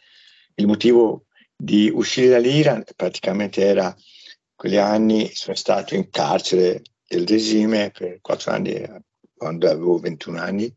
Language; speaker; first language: Italian; non-native, fluent; Persian